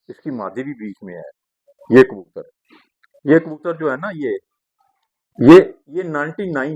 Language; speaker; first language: Hindi; non-native, local second language; Punjabi